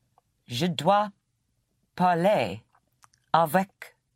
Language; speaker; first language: French; non-native, learner; English